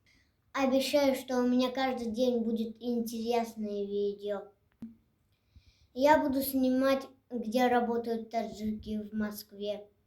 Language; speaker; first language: Russian; non-native, local second language; Tajik